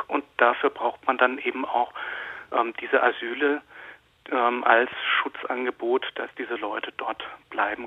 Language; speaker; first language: German; native; German